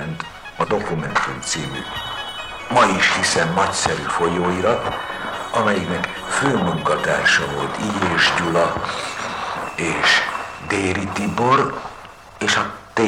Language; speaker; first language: Hungarian; native; Hungarian